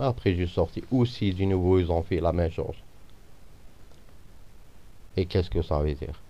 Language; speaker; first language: French; non-native, fluent; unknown